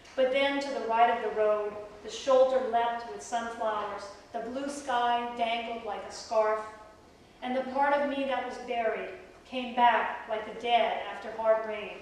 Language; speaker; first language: English; native; English